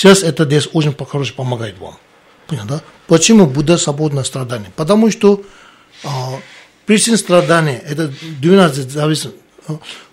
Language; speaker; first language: Russian; non-native, learner; Tibetan